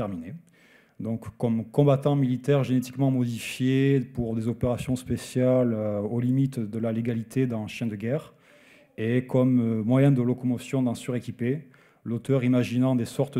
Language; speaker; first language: French; native; French